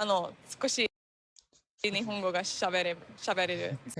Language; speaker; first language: Japanese; non-native, learner; English